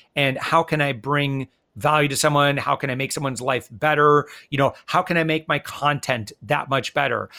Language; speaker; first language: English; native; English